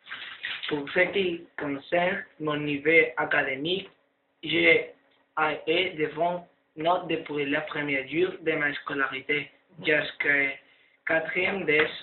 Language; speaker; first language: French; non-native, learner; Spanish